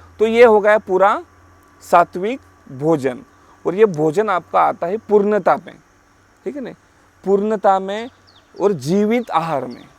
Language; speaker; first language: Hindi; non-native, local second language; Marathi